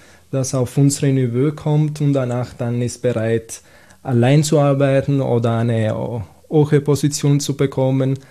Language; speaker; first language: German; non-native, fluent; Italian